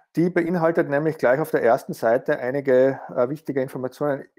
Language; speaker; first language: German; native; German